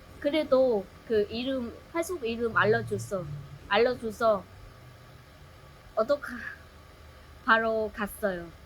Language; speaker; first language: Korean; non-native, learner; Vietnamese